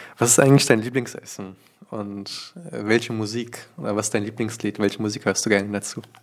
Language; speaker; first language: German; early bilingual, other home language; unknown